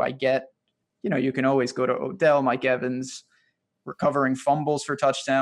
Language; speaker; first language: English; native; English